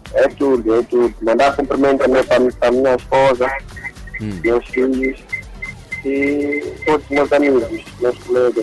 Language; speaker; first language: Portuguese; non-native, local second language; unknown